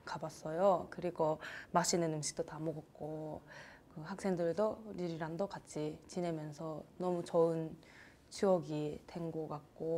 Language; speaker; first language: Korean; early bilingual, heritage; Japanese